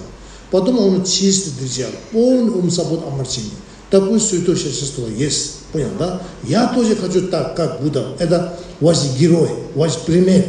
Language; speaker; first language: Russian; non-native, learner; Tibetan